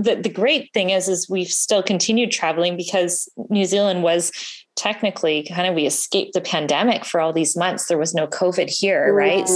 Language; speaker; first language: English; native; English